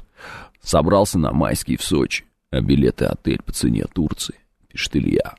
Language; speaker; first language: Russian; native; Russian